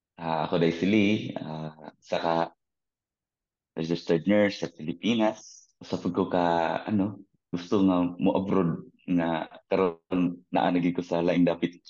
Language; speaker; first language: Cebuano; native; Cebuano